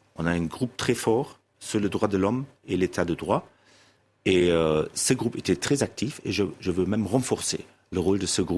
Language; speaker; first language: French; non-native, fluent; German